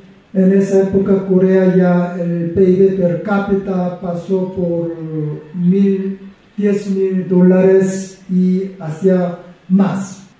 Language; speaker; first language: Spanish; non-native, fluent; Korean